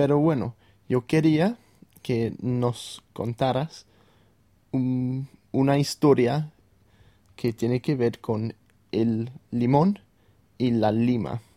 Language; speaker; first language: Spanish; non-native, fluent; English